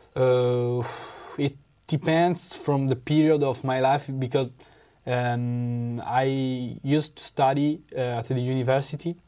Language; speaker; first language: English; non-native, learner; Italian